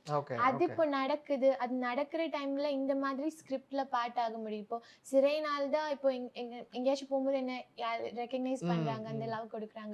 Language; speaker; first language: Tamil; non-native, local second language; Malayalam